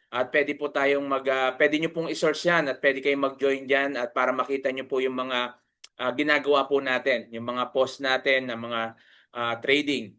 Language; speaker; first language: Filipino; native; Filipino